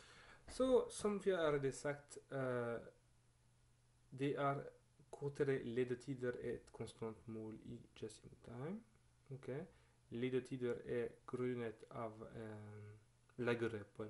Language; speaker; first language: Norwegian; non-native, learner; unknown